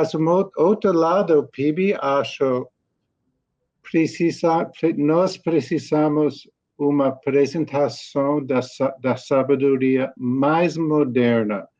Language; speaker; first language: Portuguese; non-native, learner; English